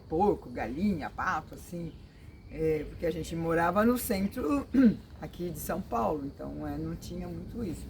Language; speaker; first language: Portuguese; native; Portuguese